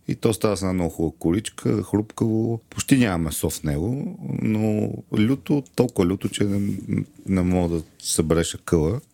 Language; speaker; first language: Bulgarian; native; Bulgarian